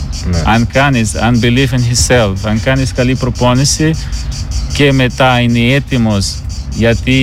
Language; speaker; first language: Greek; non-native, learner; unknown